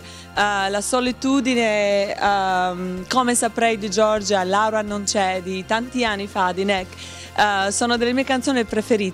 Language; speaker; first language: Italian; non-native, learner; Albanian